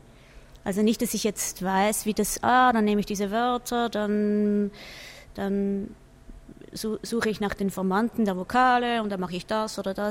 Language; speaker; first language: German; native; German